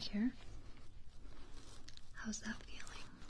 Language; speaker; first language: English; native; English